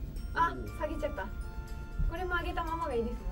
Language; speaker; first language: Japanese; native; Japanese